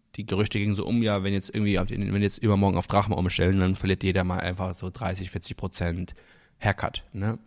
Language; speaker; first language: German; non-native, local second language; Luxembourgish